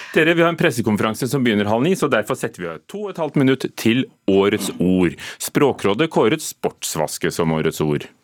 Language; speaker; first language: Norwegian; native; Norwegian